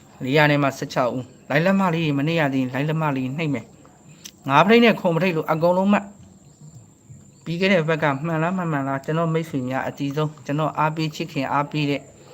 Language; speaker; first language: Burmese; native; Burmese